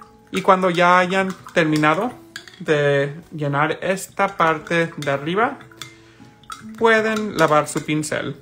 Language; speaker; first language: Spanish; early bilingual, heritage; Spanish